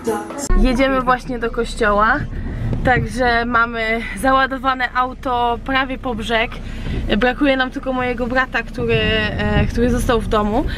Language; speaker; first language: Polish; native; Polish